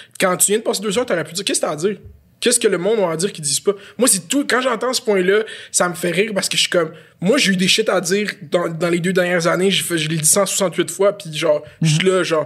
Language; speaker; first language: French; native; French